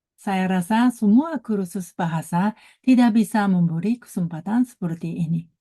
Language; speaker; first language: Indonesian; non-native, learner; Japanese